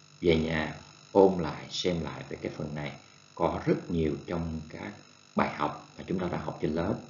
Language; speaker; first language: Vietnamese; native; Vietnamese